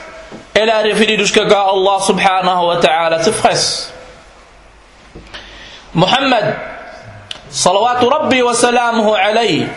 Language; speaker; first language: Danish; non-native, fluent; Arabic